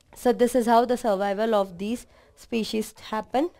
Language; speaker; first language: English; non-native, local second language; Kannada